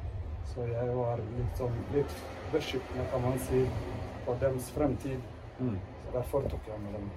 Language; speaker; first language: Norwegian; early bilingual, other home language; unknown